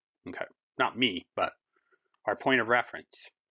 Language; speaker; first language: English; native; English